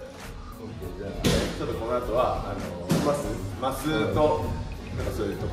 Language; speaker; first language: Japanese; native; Japanese